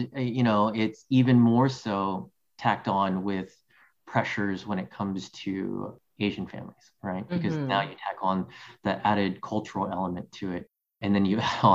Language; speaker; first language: English; native; English